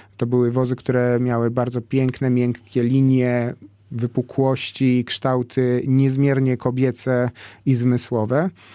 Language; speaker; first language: Polish; native; Polish